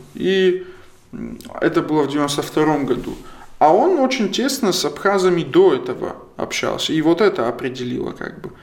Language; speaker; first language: Russian; non-native, local second language; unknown